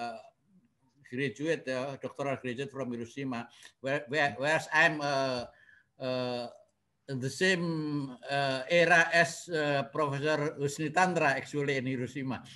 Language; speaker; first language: English; non-native, learner; Indonesian